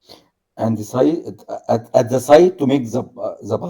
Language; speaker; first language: English; non-native, learner; Arabic